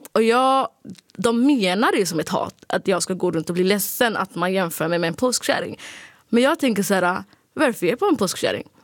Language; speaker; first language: Swedish; early bilingual, other home language; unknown